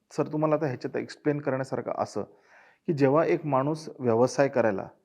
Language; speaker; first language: Marathi; native; Marathi